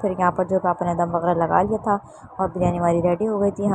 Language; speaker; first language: Urdu; native; Urdu